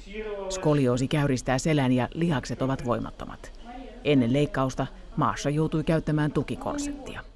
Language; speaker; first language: Finnish; native; Finnish